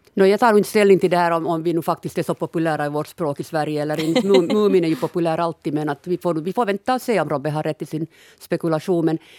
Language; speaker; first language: Swedish; native; Swedish